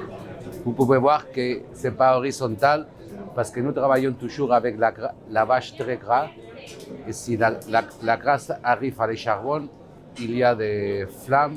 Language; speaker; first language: French; non-native, learner; Basque